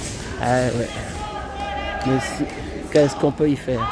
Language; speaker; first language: French; native; French